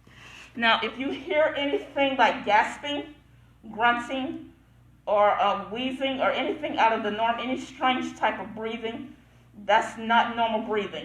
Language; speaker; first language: English; native; English